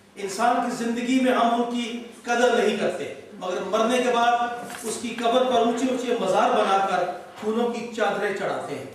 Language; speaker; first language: Urdu; non-native, local second language; Punjabi